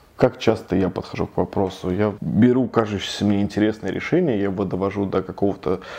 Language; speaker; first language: Russian; native; Russian